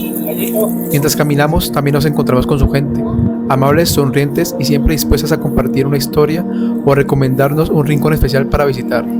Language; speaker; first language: Spanish; native; Spanish